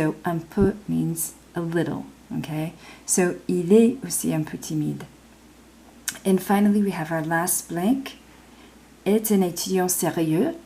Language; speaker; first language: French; non-native, fluent; English